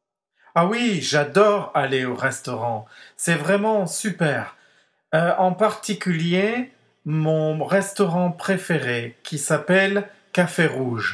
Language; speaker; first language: French; non-native, fluent; English